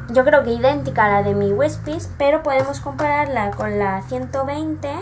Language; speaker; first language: Spanish; native; Spanish